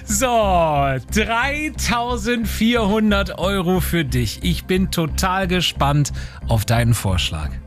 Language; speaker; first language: German; native; German